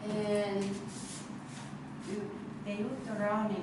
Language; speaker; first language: Spanish; non-native, learner; English